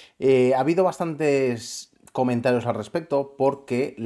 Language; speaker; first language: Spanish; native; Spanish